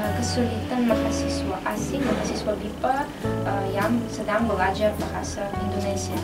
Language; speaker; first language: Indonesian; non-native, fluent; Russian